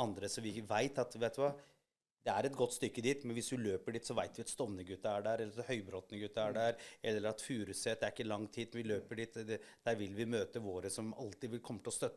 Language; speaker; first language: Norwegian; early bilingual, other home language; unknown